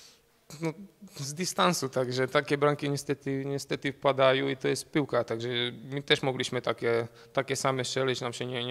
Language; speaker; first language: Polish; non-native, fluent; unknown